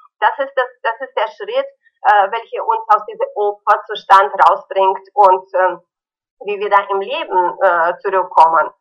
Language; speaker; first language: German; non-native, fluent; Russian